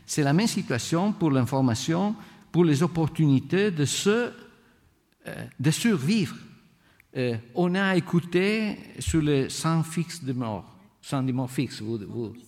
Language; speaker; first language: French; non-native, fluent; Italian